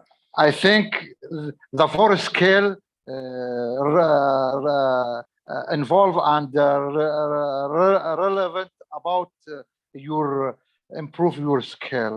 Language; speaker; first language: English; non-native, learner; Arabic